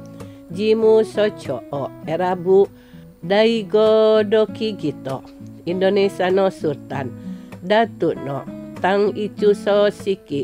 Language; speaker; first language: Japanese; non-native, fluent; Indonesian